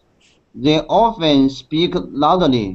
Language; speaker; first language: English; non-native, learner; Chinese